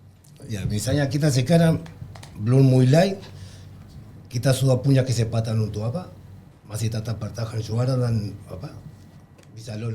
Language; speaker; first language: Indonesian; non-native, learner; Spanish